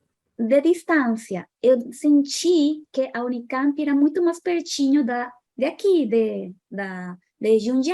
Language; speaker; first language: Portuguese; non-native, fluent; Spanish